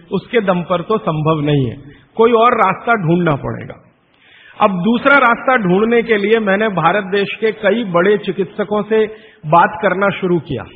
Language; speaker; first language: Hindi; native; Hindi